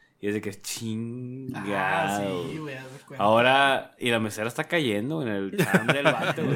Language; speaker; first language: Spanish; native; Spanish